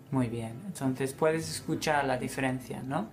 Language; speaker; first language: Spanish; non-native, fluent; English